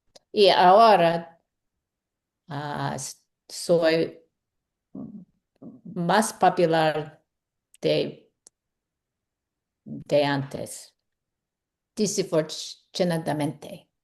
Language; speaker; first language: Spanish; non-native, learner; English